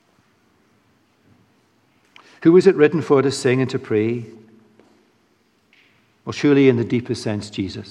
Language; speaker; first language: English; native; English